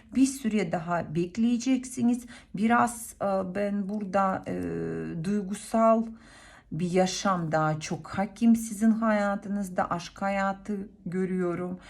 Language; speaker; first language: Turkish; non-native, fluent; Russian